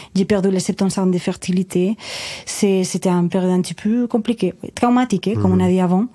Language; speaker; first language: French; non-native, fluent; Spanish